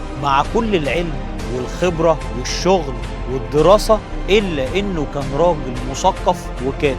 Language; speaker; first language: Arabic; native; Arabic